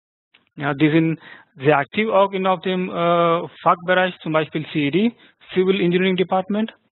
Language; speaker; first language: German; non-native, fluent; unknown